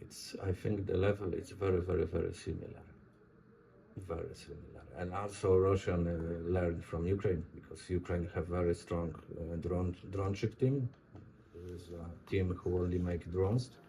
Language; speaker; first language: English; non-native, learner; Polish